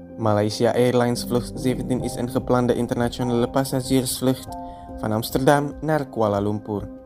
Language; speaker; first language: Dutch; non-native, fluent; Indonesian